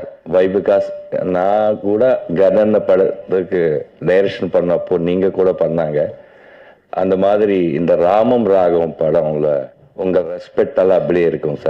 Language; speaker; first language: Tamil; non-native, learner; Telugu